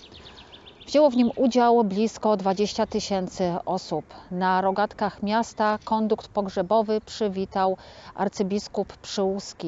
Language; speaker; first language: Polish; native; Polish